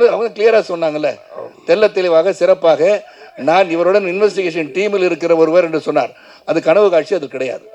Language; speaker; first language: Tamil; native; Tamil